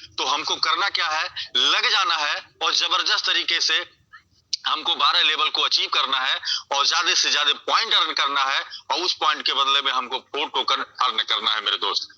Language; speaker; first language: Hindi; native; Hindi